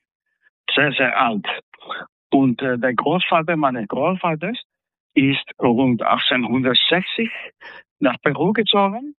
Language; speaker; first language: German; non-native, fluent; Spanish